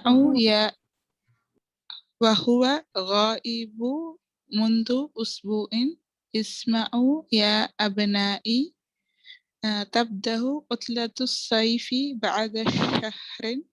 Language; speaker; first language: Arabic; non-native, learner; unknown